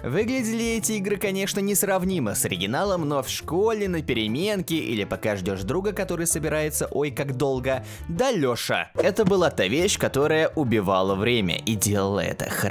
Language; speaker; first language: Russian; native; Russian